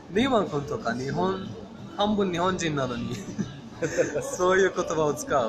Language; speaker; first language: Japanese; non-native, fluent; Persian